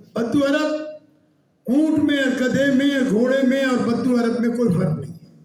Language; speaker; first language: Urdu; non-native, local second language; Sindhi